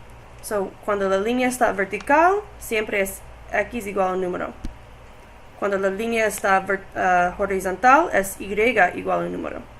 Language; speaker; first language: Spanish; non-native, learner; English